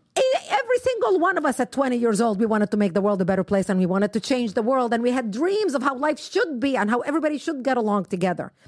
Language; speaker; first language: English; non-native, fluent; Arabic